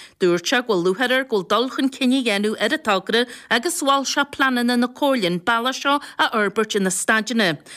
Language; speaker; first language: Irish; native; Irish